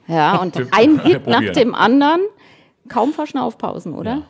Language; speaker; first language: German; native; German